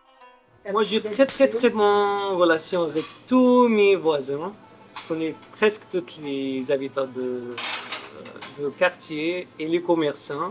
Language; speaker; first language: French; non-native, fluent; Arabic